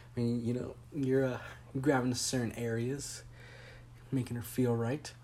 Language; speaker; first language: English; native; English